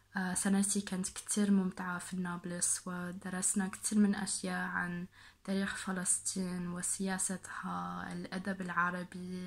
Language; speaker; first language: Arabic; non-native, learner; English